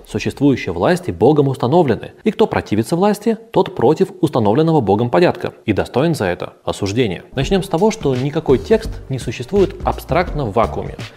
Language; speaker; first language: Russian; native; Russian